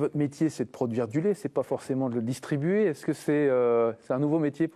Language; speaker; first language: French; native; French